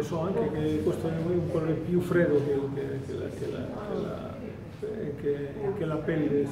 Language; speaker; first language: Italian; non-native, fluent; Spanish